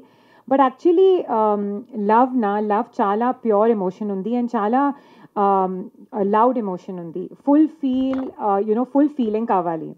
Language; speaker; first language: Telugu; non-native, local second language; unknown